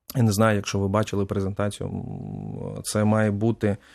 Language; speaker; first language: Ukrainian; native; Ukrainian